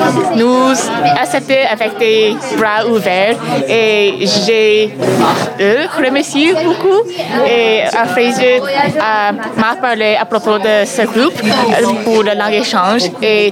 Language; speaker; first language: French; non-native, learner; English